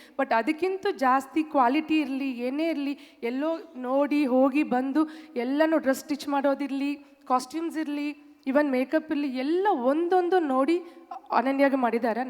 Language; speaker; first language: Kannada; non-native, local second language; Tamil